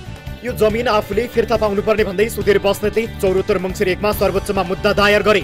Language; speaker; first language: Nepali; native; Nepali